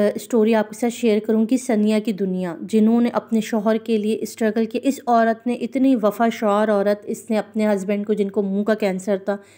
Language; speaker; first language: Urdu; non-native, local second language; Punjabi